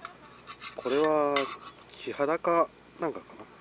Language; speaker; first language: Japanese; native; Japanese